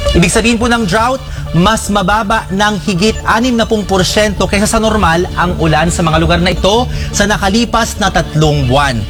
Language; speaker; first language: Filipino; non-native, local second language; Bikol